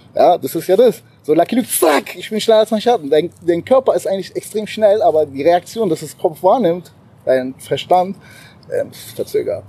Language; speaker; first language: German; early bilingual, other home language; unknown